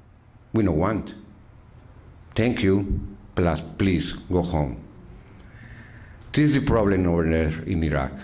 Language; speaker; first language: English; non-native, learner; Spanish